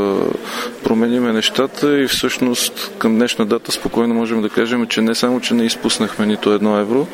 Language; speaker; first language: Bulgarian; native; Bulgarian